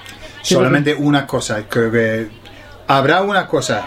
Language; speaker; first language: Spanish; non-native, fluent; English